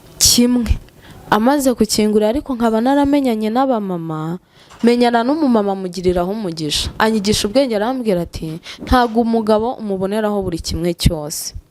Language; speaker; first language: Kinyarwanda; native; Kinyarwanda